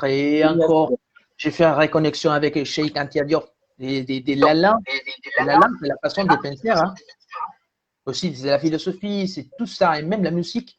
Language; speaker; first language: French; non-native, fluent; Spanish